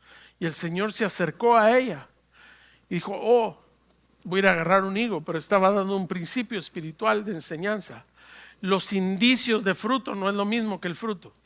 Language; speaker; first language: Spanish; native; Spanish